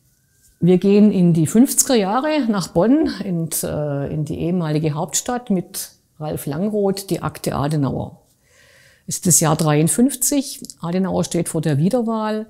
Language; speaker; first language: German; native; German